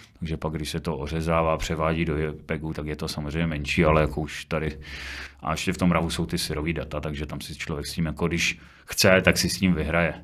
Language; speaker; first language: Czech; native; Czech